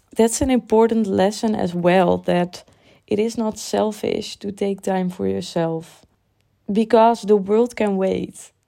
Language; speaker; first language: English; non-native, fluent; Dutch